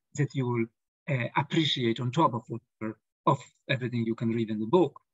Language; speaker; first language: English; non-native, fluent; Polish